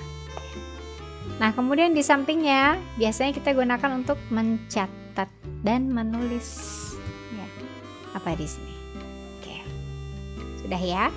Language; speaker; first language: Indonesian; native; Indonesian